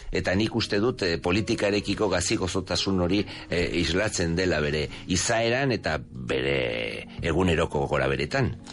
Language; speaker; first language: Basque; native; Basque